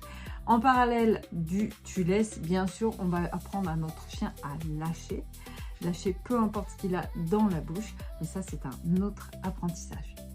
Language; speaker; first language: French; native; French